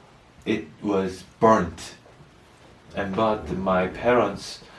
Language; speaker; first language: English; non-native, learner; Korean